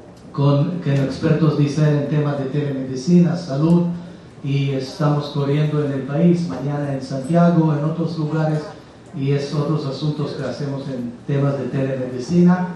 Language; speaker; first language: Spanish; non-native, fluent; Hebrew